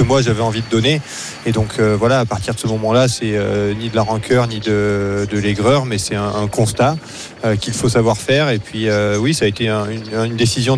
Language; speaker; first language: French; native; French